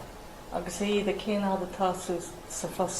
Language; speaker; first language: Irish; non-native, local second language; English